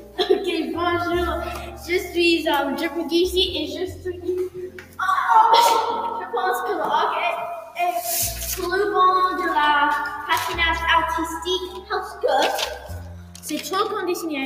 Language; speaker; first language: French; non-native, learner; English